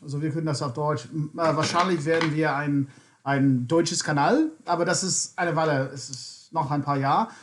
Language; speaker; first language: German; non-native, learner; English